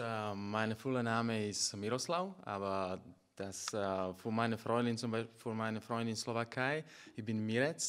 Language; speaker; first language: German; non-native, learner; Slovak